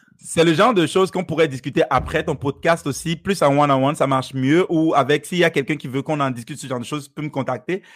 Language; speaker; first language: French; non-native, local second language; Fon